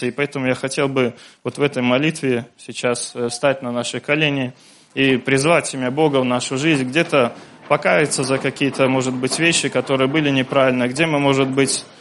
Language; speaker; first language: Russian; native; Russian